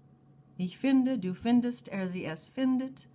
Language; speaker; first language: German; non-native, fluent; English